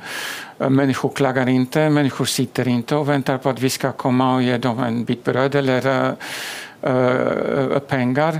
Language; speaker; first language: Swedish; non-native, fluent; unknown